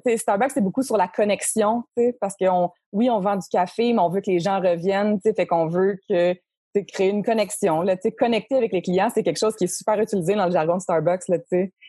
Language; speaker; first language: French; native; French